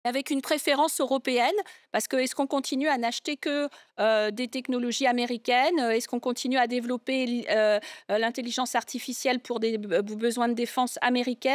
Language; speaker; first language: French; native; French